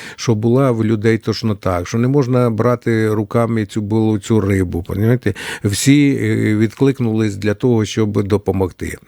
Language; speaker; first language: Ukrainian; native; Ukrainian